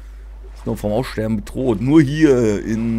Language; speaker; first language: German; native; German